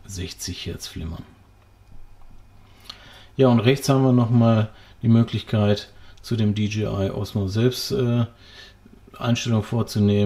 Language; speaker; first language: German; native; German